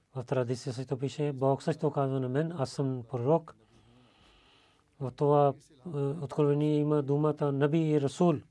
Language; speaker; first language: Bulgarian; non-native, learner; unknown